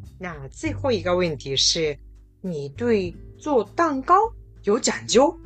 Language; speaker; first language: Chinese; non-native, fluent; Japanese